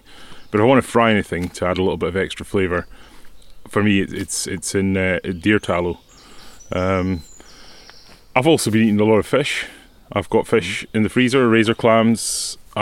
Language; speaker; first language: English; native; English